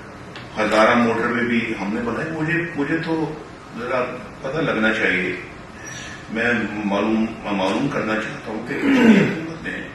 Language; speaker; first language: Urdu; non-native, local second language; Punjabi